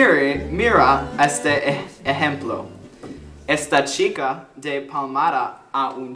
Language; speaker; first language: Spanish; non-native, learner; English